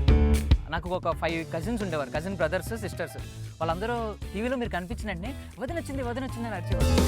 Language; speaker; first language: Telugu; native; Telugu